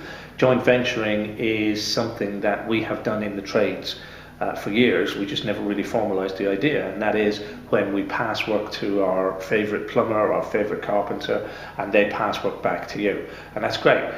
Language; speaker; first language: English; native; English